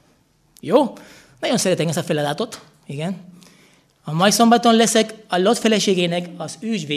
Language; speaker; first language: Hungarian; non-native, fluent; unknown